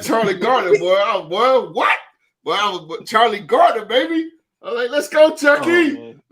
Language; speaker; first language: English; native; English